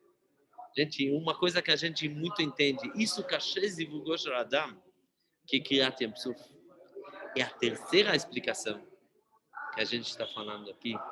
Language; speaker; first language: Portuguese; non-native, fluent; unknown